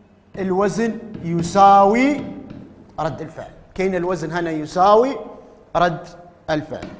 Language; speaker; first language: Arabic; native; Arabic